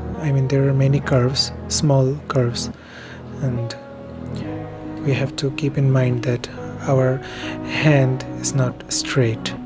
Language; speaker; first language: English; non-native, fluent; Bangla